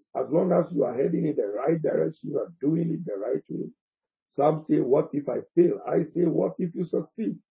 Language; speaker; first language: English; non-native, local second language; Akan